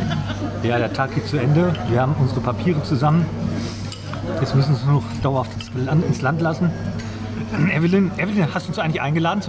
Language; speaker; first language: German; native; German